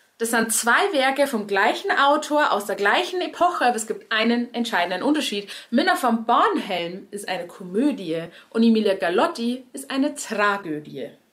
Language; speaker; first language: German; native; German